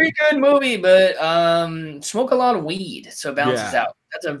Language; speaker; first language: English; native; English